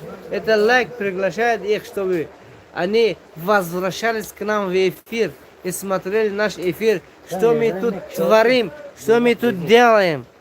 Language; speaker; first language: Russian; non-native, local second language; Tajik